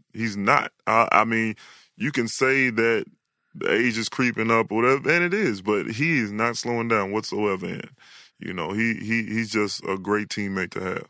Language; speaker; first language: English; native; English